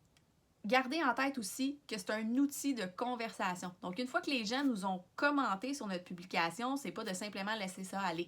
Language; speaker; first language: French; native; French